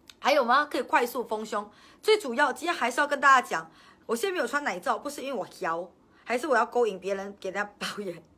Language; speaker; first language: Chinese; native; Chinese